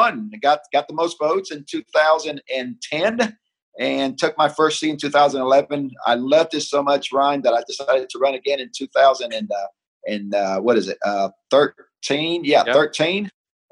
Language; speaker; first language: English; early bilingual, other home language; Spanish